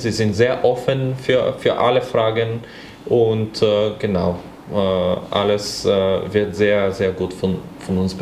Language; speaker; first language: German; non-native, fluent; Bulgarian